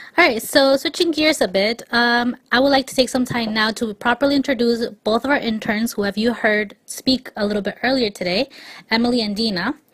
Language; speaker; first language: English; native; English